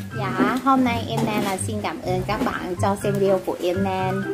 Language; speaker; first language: Vietnamese; non-native, learner; Thai